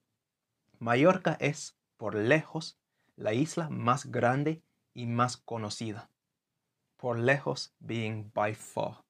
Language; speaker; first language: Spanish; non-native, fluent; English